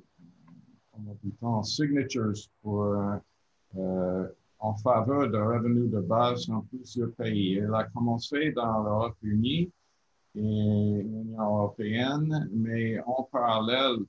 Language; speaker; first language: French; non-native, learner; English